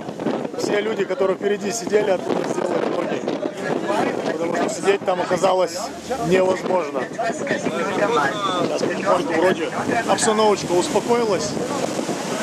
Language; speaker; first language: Russian; native; Russian